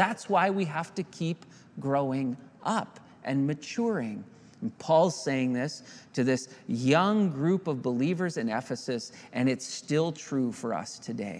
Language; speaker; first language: English; native; English